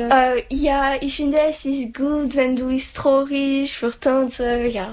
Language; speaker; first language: German; non-native, learner; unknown